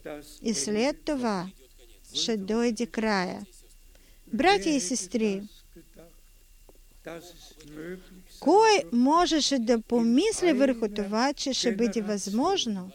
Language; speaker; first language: Bulgarian; non-native, fluent; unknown